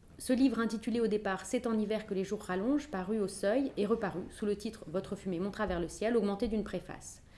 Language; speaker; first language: French; native; French